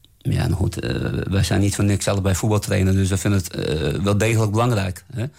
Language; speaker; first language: Dutch; native; Dutch